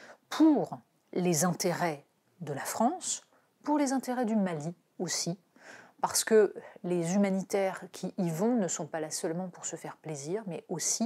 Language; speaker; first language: French; native; French